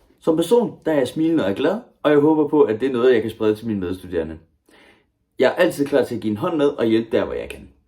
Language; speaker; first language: Danish; native; Danish